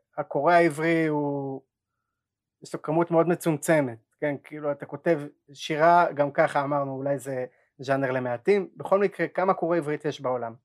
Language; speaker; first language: Hebrew; early bilingual, other home language; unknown